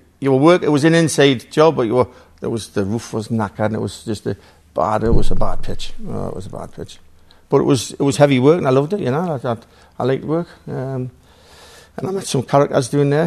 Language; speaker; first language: English; native; English